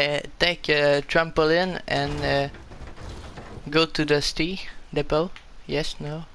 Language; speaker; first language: English; non-native, learner; French